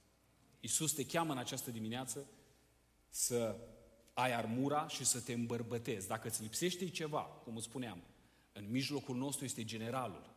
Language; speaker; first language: Romanian; native; Romanian